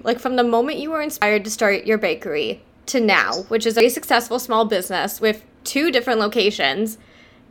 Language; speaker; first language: English; native; English